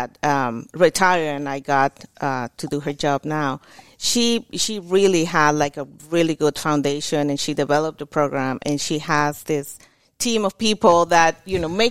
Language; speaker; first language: English; non-native, fluent; Spanish